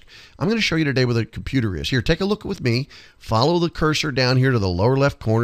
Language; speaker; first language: English; native; English